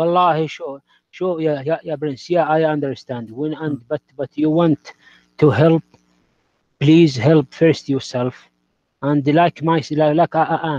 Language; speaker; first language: English; non-native, learner; Arabic